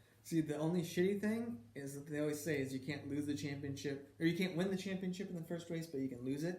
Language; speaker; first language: English; native; English